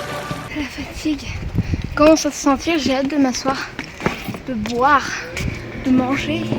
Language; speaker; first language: French; native; French